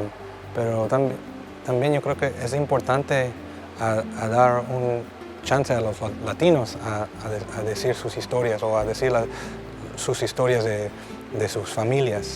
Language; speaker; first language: Spanish; early bilingual, heritage; Spanish